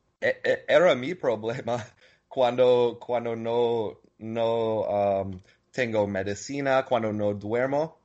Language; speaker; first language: Spanish; non-native, learner; English